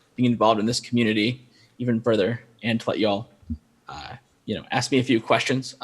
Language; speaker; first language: English; native; English